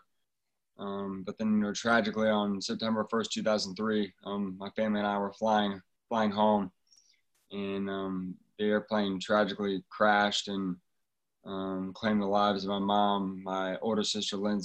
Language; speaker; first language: English; native; English